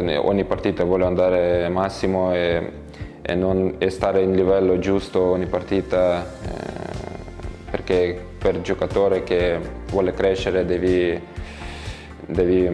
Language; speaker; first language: Italian; non-native, learner; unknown